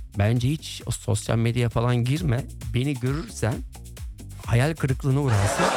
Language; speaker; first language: Turkish; early bilingual, heritage; Turkish